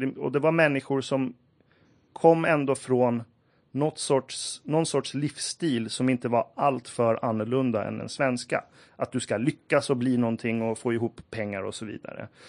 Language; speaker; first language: Swedish; early bilingual, other home language; Persian